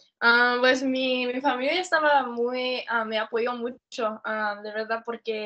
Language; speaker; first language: Spanish; early bilingual, heritage; Spanish